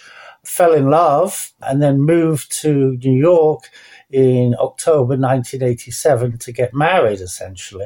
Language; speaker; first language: English; native; English